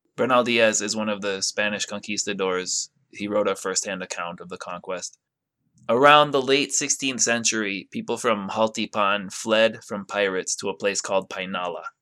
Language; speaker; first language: English; native; English